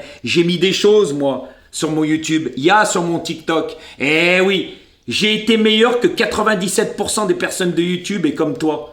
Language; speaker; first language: French; native; French